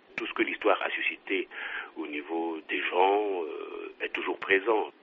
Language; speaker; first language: French; non-native, local second language; Kongo